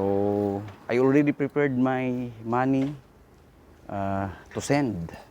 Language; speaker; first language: English; non-native, local second language; Cebuano